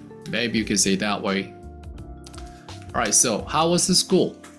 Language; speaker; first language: English; non-native, fluent; Korean